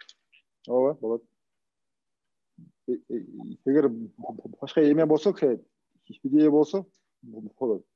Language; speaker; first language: Kyrgyz; non-native, local second language; Russian